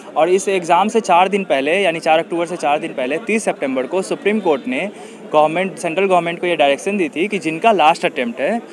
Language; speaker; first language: Hindi; native; Hindi